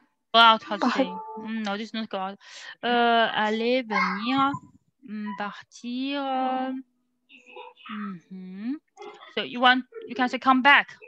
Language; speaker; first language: English; non-native, learner; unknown